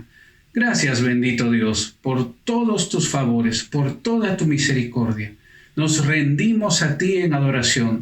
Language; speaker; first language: Spanish; native; Spanish